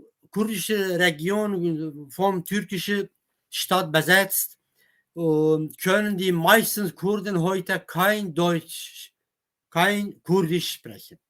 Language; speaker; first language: German; non-native, fluent; Kurdish